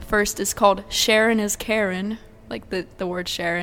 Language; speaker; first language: English; early bilingual, other home language; Russian